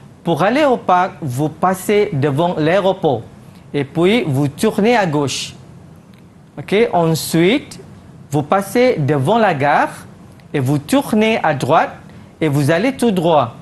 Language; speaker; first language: French; non-native, fluent; Malay